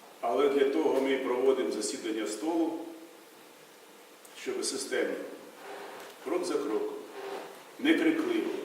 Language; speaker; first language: Ukrainian; native; Ukrainian